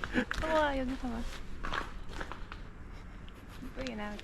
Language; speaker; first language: Korean; non-native, fluent; Turkish